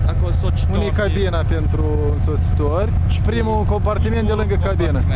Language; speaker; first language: Romanian; native; Romanian